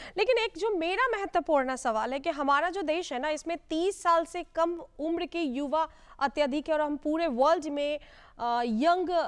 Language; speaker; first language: Hindi; native; Hindi